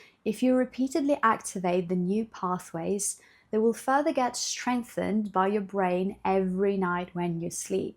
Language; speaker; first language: English; non-native, fluent; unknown